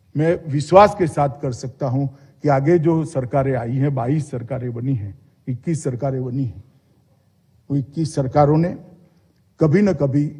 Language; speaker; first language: Hindi; non-native, local second language; Gujarati